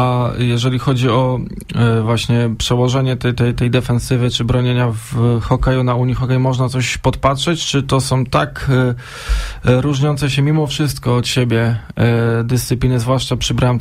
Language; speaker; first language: Polish; native; Polish